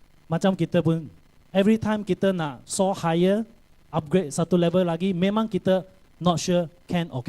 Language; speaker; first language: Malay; non-native, local second language; Chinese